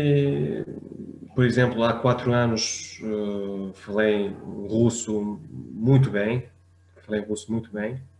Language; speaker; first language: Portuguese; non-native, fluent; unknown